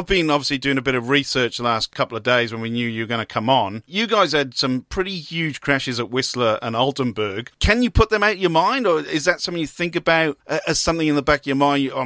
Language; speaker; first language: English; native; English